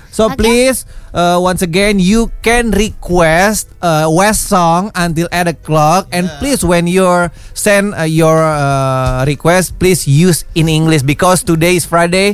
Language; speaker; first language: English; non-native, learner; Indonesian